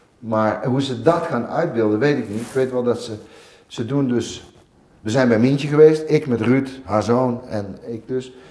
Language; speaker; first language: Dutch; native; Dutch